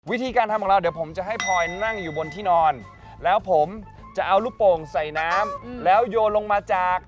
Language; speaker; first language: Thai; native; Thai